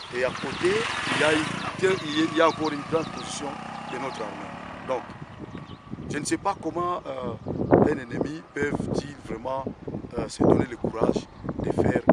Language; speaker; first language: French; non-native, local second language; Swahili